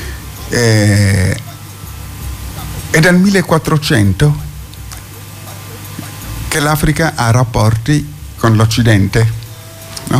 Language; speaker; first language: Italian; non-native, fluent; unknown